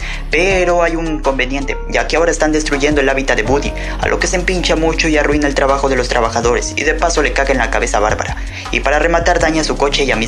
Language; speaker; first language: Spanish; native; Spanish